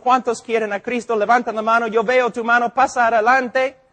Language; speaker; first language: Spanish; non-native, fluent; English